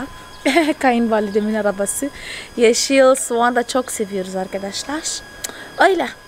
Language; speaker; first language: Turkish; non-native, fluent; Portuguese